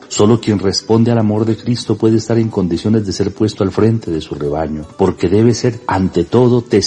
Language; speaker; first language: Spanish; native; Spanish